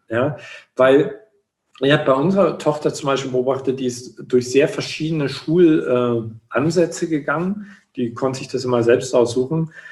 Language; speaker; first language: German; native; German